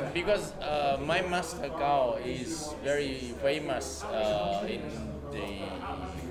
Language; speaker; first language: English; non-native, learner; Japanese